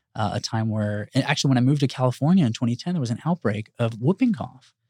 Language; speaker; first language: English; early bilingual, other home language; Spanish